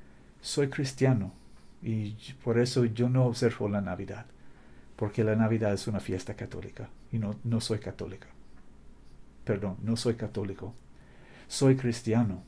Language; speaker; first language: Spanish; non-native, fluent; English